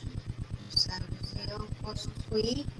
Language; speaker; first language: French; non-native, fluent; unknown